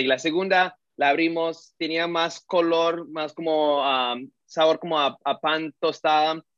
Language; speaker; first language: Spanish; early bilingual, heritage; Spanish